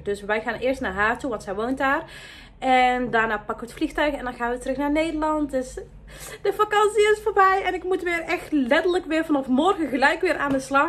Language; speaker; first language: Dutch; early bilingual, other home language; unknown